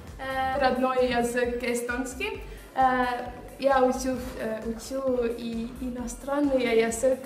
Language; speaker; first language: Russian; non-native, learner; Estonian